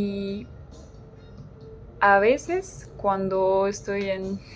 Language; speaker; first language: Spanish; non-native, fluent; French